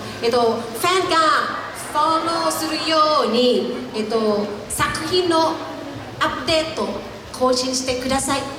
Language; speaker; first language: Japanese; non-native, learner; Thai